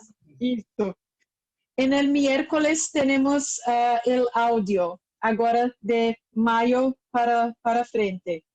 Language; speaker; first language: Spanish; non-native, learner; Portuguese